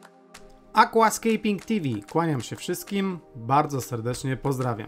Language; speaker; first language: Polish; native; Polish